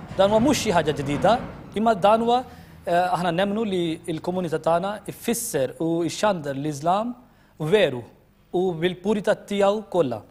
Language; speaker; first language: Maltese; non-native, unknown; Urdu